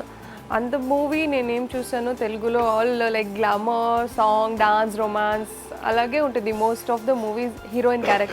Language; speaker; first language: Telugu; non-native, local second language; Kannada